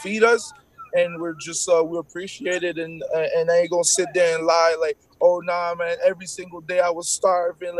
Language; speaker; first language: English; non-native, fluent; French